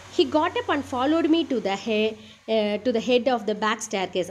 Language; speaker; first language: English; non-native, local second language; Tamil